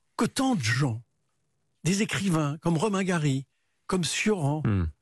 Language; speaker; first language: French; native; French